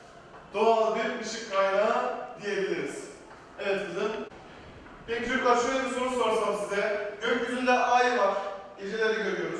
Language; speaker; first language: Turkish; native; Turkish